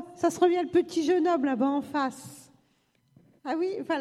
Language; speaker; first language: French; native; French